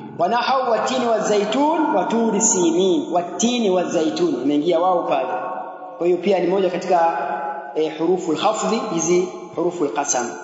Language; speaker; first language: Swahili; native; Swahili